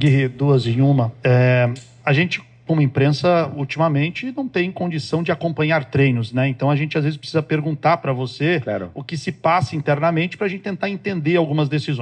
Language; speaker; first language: Portuguese; native; Portuguese